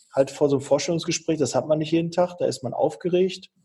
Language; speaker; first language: German; native; German